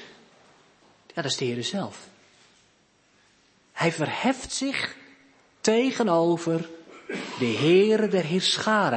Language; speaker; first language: Dutch; native; Dutch